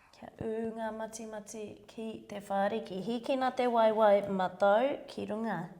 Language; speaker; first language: Māori; non-native, local second language; English